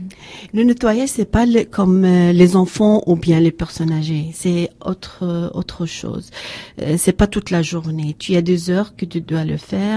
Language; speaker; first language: French; non-native, learner; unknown